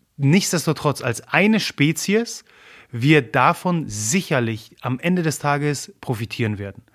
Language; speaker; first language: German; early bilingual, other home language; Polish